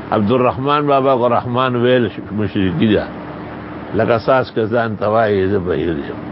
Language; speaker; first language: Urdu; non-native, local second language; Pashto